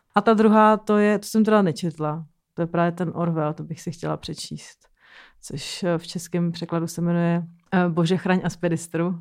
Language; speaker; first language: Czech; native; Czech